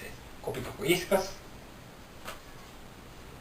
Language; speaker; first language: Bulgarian; non-native, learner; Finnish